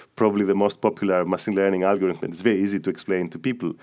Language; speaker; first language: English; non-native, fluent; Greek